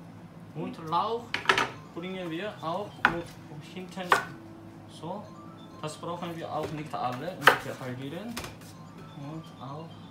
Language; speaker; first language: German; non-native, learner; Korean